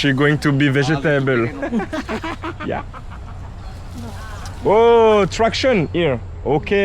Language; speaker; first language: English; non-native, learner; French